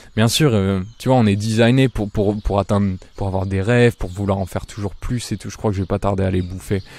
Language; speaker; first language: French; native; French